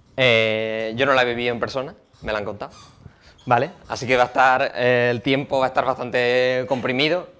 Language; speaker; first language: Spanish; native; Spanish